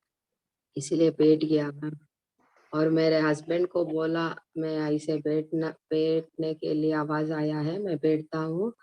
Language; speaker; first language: Hindi; non-native, local second language; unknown